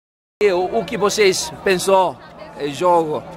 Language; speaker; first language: Portuguese; non-native, learner; Japanese